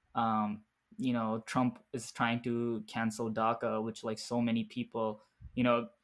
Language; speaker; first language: English; early bilingual, other home language; Arabic